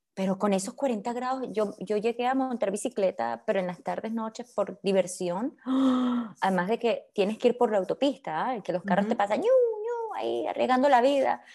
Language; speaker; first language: Spanish; native; Spanish